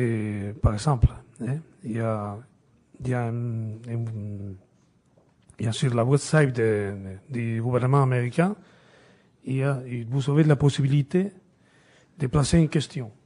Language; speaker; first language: French; non-native, fluent; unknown